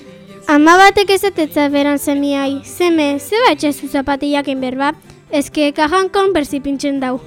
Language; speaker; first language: Basque; native; Basque